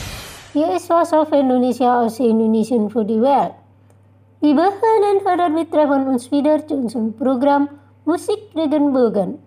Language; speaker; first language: German; non-native, fluent; Indonesian